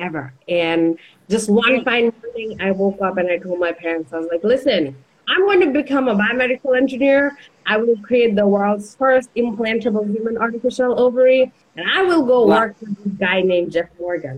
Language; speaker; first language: English; non-native, local second language; Bangla